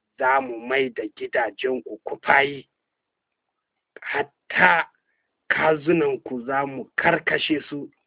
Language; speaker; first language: Hausa; non-native, local second language; Fula